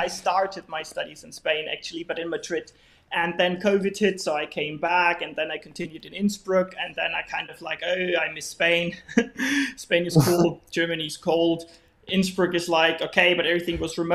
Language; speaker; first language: English; non-native, fluent; German